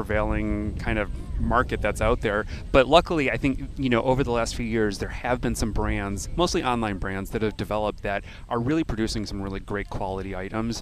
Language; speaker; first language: English; native; English